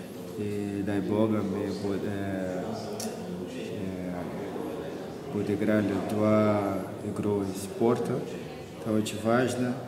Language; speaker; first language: Russian; non-native, learner; Portuguese